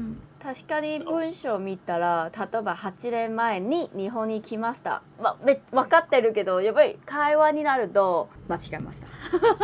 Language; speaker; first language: Japanese; non-native, fluent; Cantonese